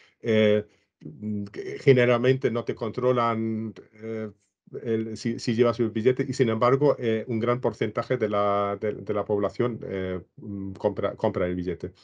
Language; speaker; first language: Spanish; non-native, fluent; German